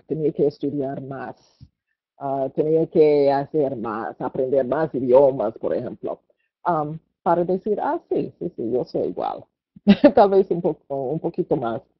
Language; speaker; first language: Spanish; non-native, fluent; English